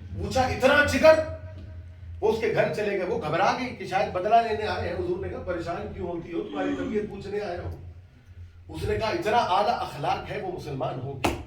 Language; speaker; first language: Urdu; native; Urdu